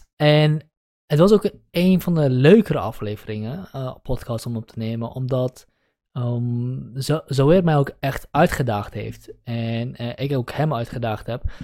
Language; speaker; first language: Dutch; early bilingual, other home language; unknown